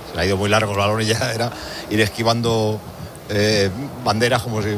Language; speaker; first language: Spanish; native; Spanish